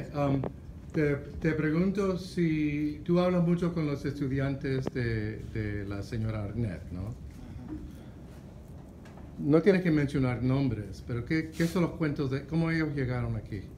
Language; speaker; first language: Spanish; non-native, fluent; English